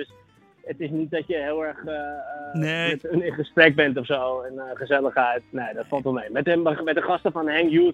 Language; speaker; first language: Dutch; native; Dutch